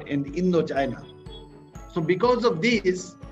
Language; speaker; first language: English; non-native, local second language; Bangla